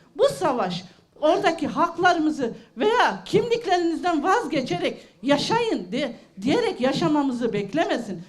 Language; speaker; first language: Turkish; non-native, local second language; Kurdish